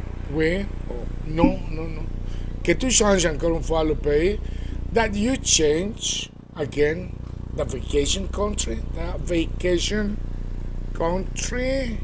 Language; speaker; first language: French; non-native, fluent; Spanish